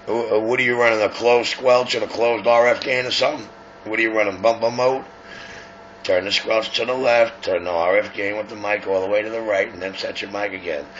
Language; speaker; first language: English; native; English